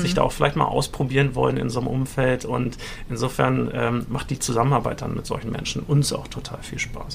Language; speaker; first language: German; native; German